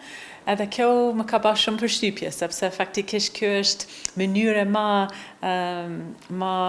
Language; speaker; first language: Albanian; non-native, fluent; English